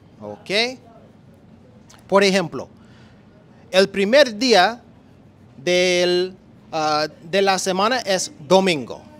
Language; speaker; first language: Spanish; non-native, learner; English